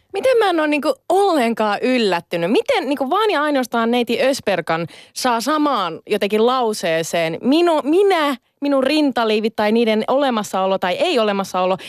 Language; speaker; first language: Finnish; native; Finnish